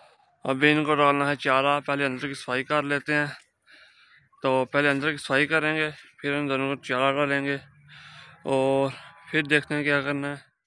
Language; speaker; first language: Hindi; non-native, local second language; Punjabi